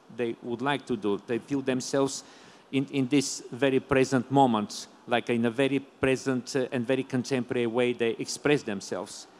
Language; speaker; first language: English; non-native, fluent; Bulgarian